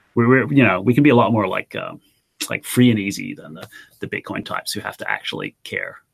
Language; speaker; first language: English; native; English